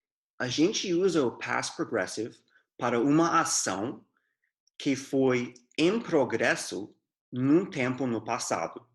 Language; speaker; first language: Portuguese; non-native, fluent; English